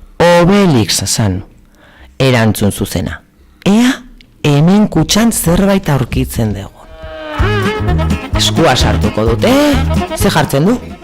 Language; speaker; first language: Basque; native; Basque